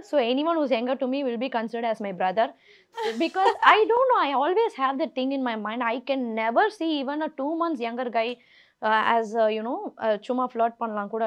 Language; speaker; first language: English; non-native, local second language; Tamil